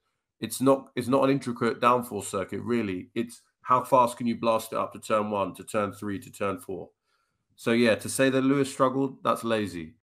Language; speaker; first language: English; native; English